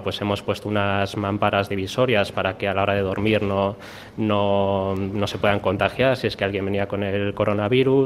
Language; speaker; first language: Spanish; native; Spanish